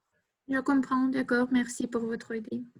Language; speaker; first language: French; non-native, learner; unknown